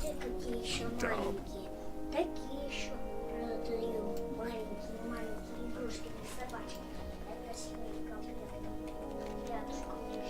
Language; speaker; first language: Russian; early bilingual, other home language; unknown